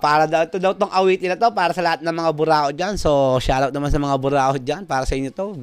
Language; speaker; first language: Filipino; native; Filipino